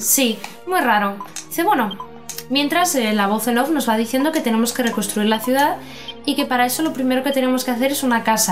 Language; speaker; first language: Spanish; native; Spanish